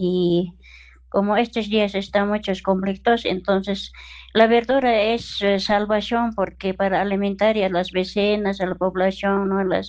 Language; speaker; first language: Spanish; non-native, local second language; Aymara